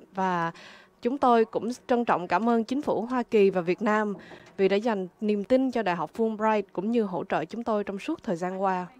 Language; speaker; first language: Vietnamese; non-native, fluent; French